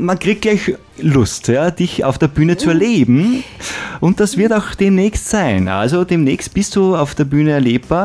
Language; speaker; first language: German; native; German